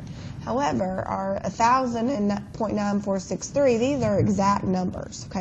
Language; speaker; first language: English; native; English